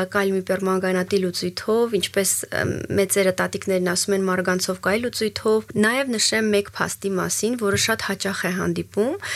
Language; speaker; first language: Armenian; native; Armenian